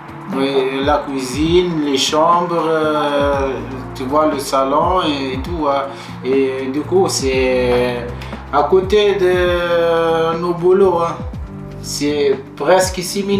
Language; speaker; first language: French; non-native, local second language; Arabic